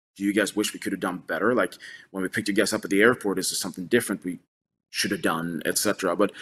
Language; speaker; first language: English; non-native, fluent; Swedish